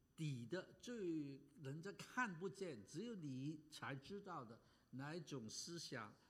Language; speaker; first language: Chinese; native; Chinese